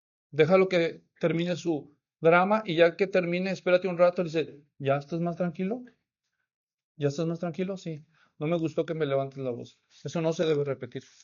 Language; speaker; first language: Spanish; native; Spanish